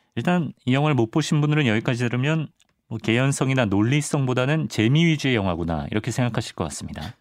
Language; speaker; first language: Korean; native; Korean